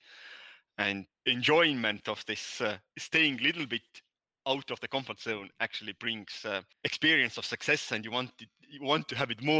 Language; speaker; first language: English; non-native, fluent; Estonian